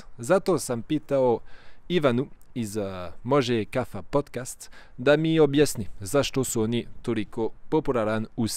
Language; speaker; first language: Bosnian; non-native, fluent; French